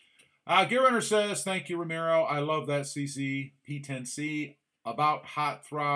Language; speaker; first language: English; native; English